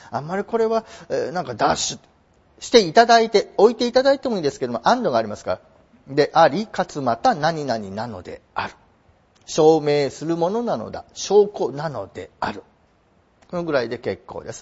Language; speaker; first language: Japanese; native; Japanese